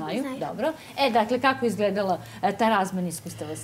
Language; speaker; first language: Serbian; native; Serbian